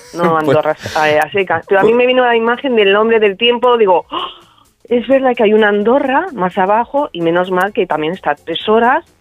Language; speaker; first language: Spanish; native; Spanish